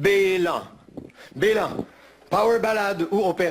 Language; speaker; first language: French; native; French